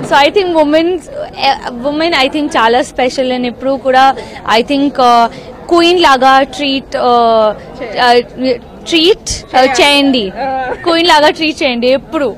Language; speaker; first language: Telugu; non-native, learner; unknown